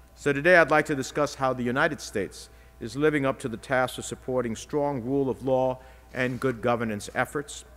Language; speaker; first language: English; early bilingual, other home language; Spanish